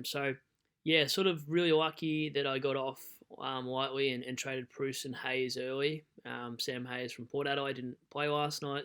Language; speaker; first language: English; native; English